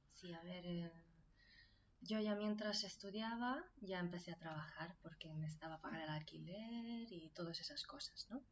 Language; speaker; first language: Spanish; non-native, fluent; Hungarian